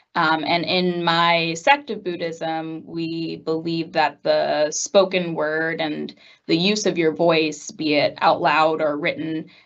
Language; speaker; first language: English; native; English